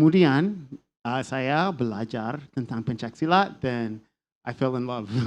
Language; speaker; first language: Indonesian; non-native, learner; English